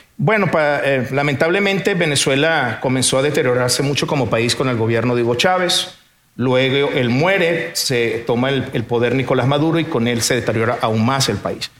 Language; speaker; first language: Spanish; early bilingual, other home language; Portuguese